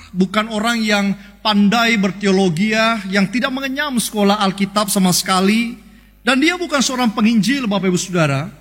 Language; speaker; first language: Indonesian; native; Indonesian